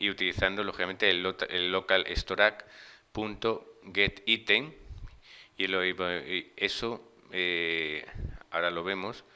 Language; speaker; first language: Spanish; native; Spanish